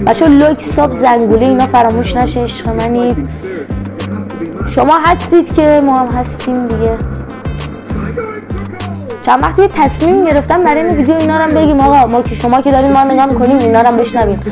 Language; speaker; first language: Persian; native; Persian